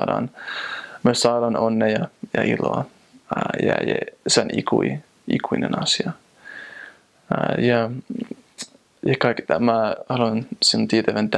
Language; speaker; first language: Finnish; non-native, fluent; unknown